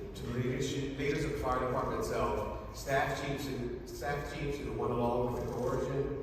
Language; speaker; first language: English; native; English